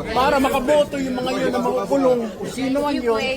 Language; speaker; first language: Filipino; native; Filipino